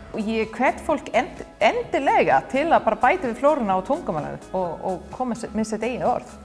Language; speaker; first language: Icelandic; non-native, fluent; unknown